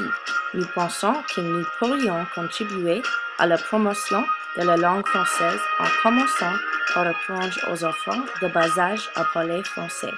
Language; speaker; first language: French; non-native, learner; English